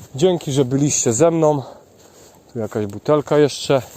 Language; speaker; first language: Polish; native; Polish